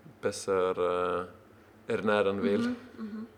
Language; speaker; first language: German; non-native, learner; Swedish